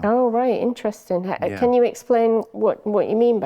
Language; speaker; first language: English; native; English